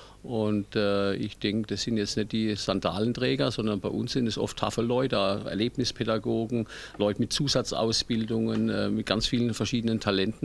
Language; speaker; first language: German; native; German